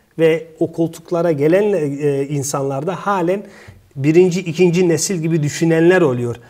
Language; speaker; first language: Turkish; early bilingual, heritage; Turkish